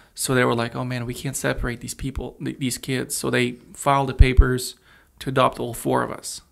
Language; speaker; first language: English; early bilingual, other home language; Russian